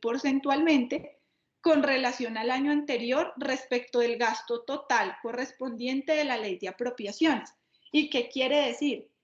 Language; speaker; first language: Spanish; native; Spanish